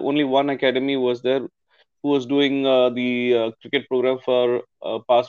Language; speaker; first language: English; non-native, local second language; Tamil